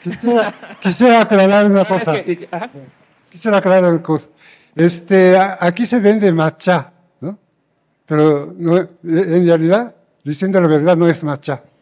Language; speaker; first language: Spanish; non-native, fluent; Japanese